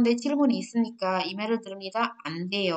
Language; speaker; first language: Korean; non-native, fluent; Indonesian